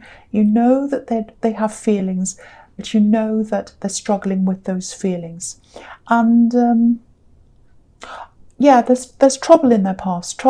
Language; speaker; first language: English; native; English